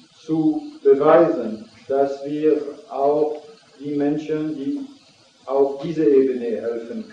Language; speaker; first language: German; non-native, fluent; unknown